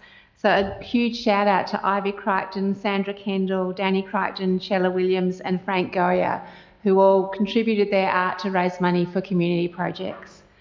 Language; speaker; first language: English; native; English